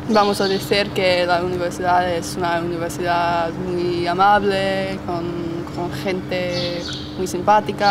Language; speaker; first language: Spanish; non-native, learner; English